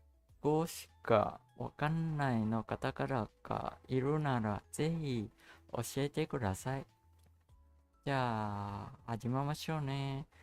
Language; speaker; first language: Japanese; non-native, learner; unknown